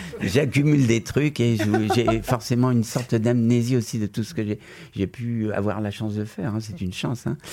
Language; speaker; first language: French; non-native, fluent; Spanish